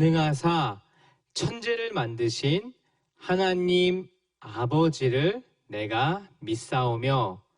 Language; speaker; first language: Korean; native; Korean